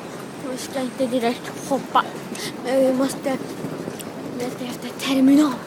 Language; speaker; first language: Swedish; early bilingual, other home language; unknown